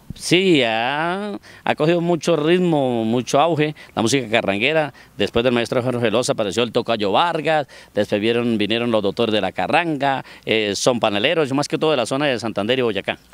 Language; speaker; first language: Spanish; native; Spanish